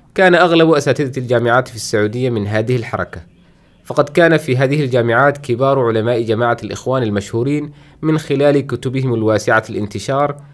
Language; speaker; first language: Arabic; non-native, local second language; Somali